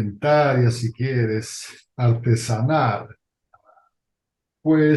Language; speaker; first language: Spanish; native; Spanish